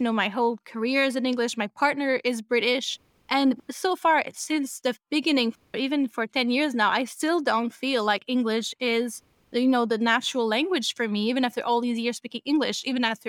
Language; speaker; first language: English; non-native, fluent; French